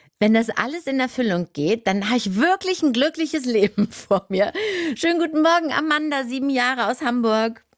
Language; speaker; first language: German; native; German